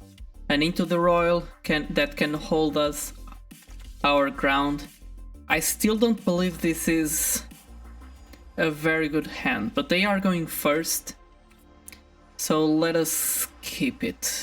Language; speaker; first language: English; non-native, fluent; Portuguese